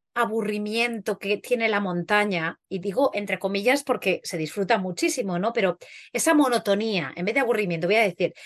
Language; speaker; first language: Spanish; native; Spanish